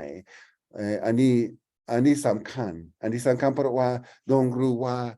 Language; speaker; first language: Thai; non-native, learner; English